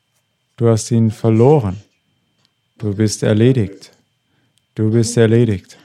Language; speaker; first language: German; non-native, fluent; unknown